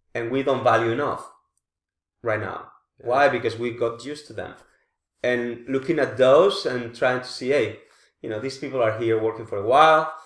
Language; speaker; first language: English; non-native, fluent; Spanish